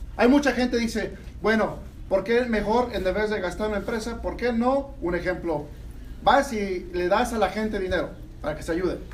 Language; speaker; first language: Spanish; early bilingual, heritage; Spanish